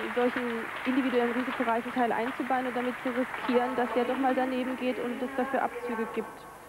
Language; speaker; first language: German; native; German